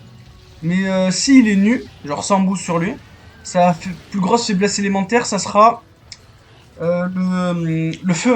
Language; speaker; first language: French; native; French